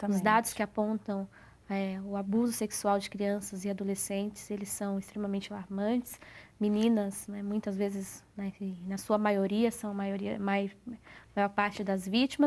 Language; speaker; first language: Portuguese; native; Portuguese